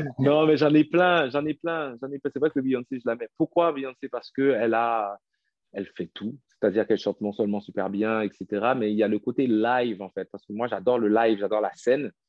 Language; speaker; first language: French; non-native, local second language; Haitian Creole